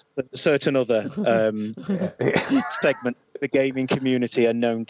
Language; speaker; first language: English; native; English